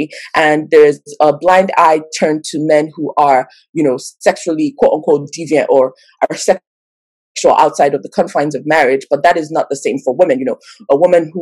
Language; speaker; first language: English; non-native, local second language; Yoruba